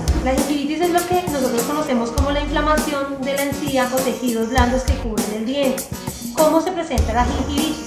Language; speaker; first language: Spanish; native; Spanish